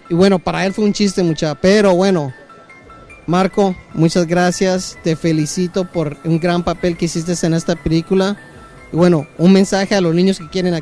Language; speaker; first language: Spanish; native; Spanish